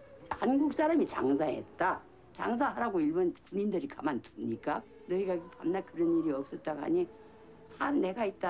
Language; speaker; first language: Korean; native; Korean